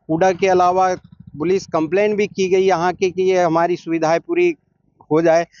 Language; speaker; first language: Hindi; native; Hindi